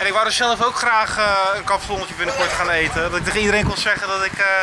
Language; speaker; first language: Dutch; native; Dutch